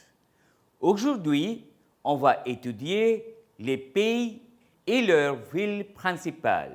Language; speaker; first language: French; non-native, fluent; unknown